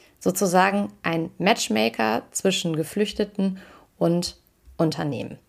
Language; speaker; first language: German; native; German